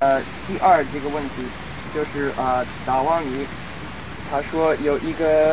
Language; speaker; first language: Chinese; non-native, fluent; English